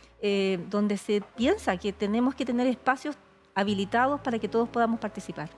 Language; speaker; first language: Spanish; native; Spanish